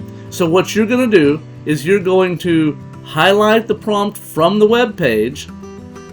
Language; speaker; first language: English; native; English